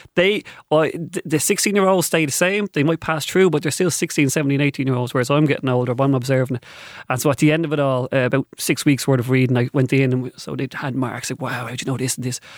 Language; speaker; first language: English; native; English